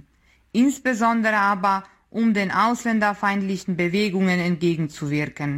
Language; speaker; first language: German; non-native, fluent; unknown